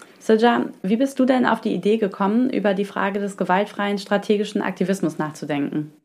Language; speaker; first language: German; native; German